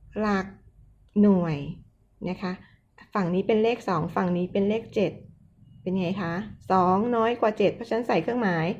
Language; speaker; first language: Thai; native; Thai